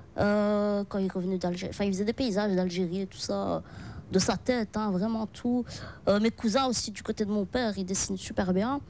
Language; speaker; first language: French; early bilingual, other home language; Arabic